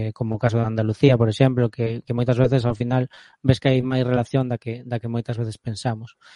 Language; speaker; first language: Galician; native; Galician